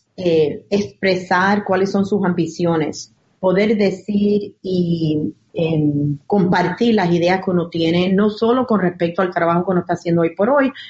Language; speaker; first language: Spanish; early bilingual, heritage; Spanish